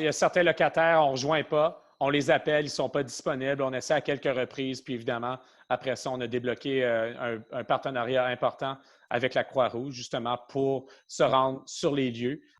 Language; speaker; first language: French; native; French